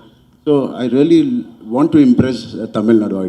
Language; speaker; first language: Tamil; non-native, learner; Telugu